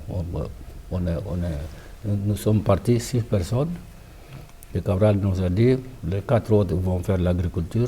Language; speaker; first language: French; non-native, fluent; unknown